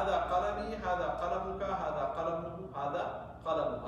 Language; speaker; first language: Arabic; non-native, fluent; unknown